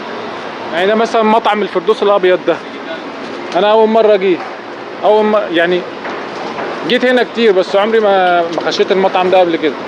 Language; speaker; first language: Arabic; native; Arabic